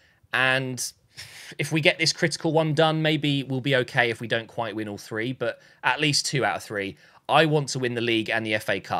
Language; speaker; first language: English; native; English